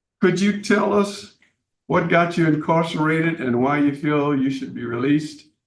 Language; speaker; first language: English; native; English